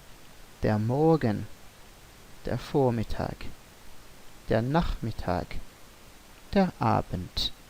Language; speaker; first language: German; non-native, fluent; French